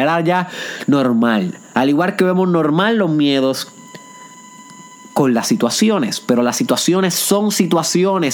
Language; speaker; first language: Spanish; native; Spanish